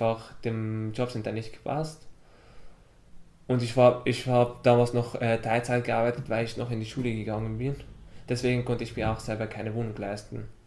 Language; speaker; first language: German; early bilingual, other home language; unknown